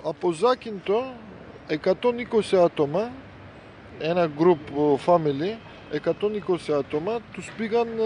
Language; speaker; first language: Greek; non-native, learner; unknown